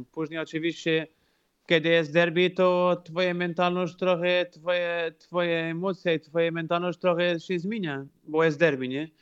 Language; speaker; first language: Polish; non-native, fluent; Portuguese